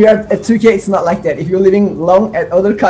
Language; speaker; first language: English; non-native, learner; Turkish